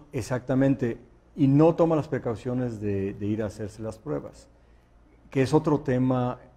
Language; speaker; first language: Spanish; native; Spanish